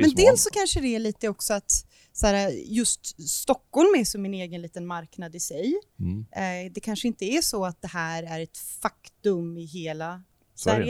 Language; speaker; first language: Swedish; native; Swedish